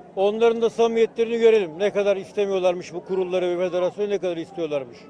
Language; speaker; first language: Turkish; native; Turkish